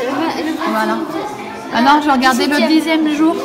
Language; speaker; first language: French; native; French